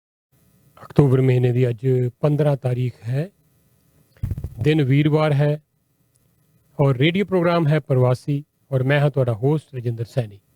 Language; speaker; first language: Hindi; non-native, local second language; Punjabi